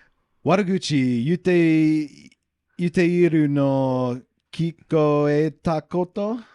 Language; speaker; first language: Japanese; non-native, learner; English